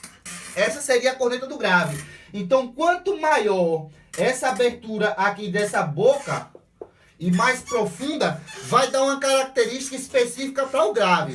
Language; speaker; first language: Portuguese; native; Portuguese